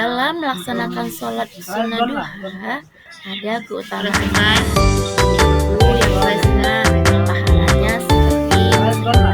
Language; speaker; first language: Indonesian; native; Indonesian